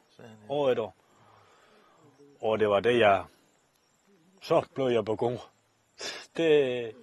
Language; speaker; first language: Danish; non-native, fluent; Spanish